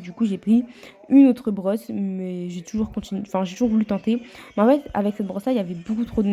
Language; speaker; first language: French; native; French